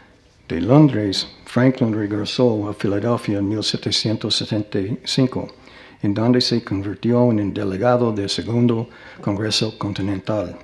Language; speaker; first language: Spanish; non-native, fluent; English